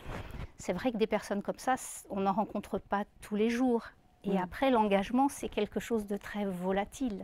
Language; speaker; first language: French; native; French